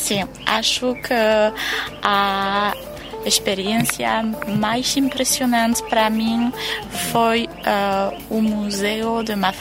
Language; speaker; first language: Portuguese; non-native, fluent; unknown